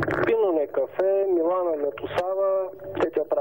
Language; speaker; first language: Greek; non-native, learner; Bulgarian